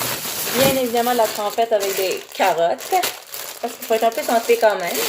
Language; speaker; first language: French; native; French